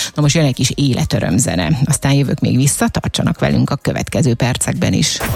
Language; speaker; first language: Hungarian; native; Hungarian